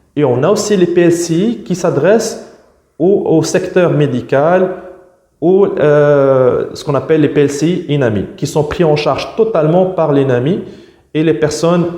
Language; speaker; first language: French; non-native, local second language; Arabic